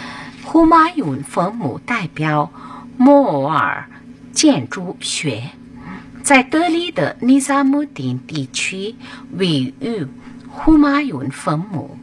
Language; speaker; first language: Chinese; non-native, fluent; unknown